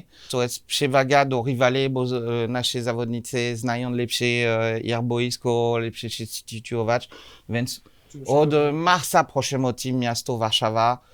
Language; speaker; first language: Polish; non-native, learner; French